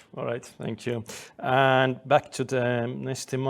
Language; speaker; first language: English; non-native, fluent; Latvian